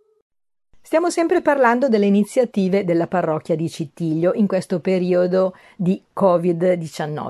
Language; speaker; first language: Italian; native; Italian